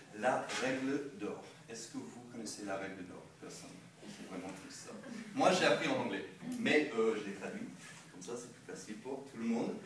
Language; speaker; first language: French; non-native, fluent; English